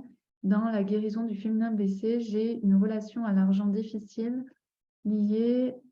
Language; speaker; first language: French; native; French